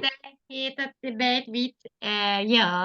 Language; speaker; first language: English; non-native, learner; Turkish